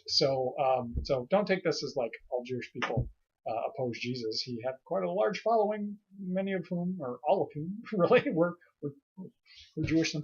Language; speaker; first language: English; native; English